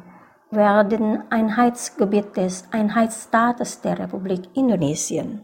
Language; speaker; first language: German; non-native, fluent; Indonesian